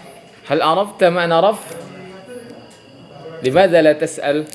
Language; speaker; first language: Arabic; non-native, fluent; Indonesian